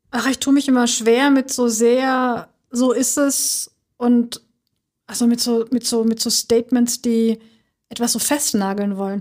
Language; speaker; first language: German; early bilingual, other home language; Turkish